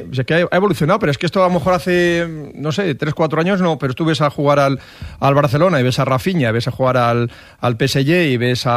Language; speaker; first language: Spanish; native; Spanish